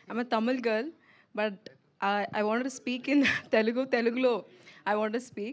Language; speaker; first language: Telugu; non-native, learner; Tamil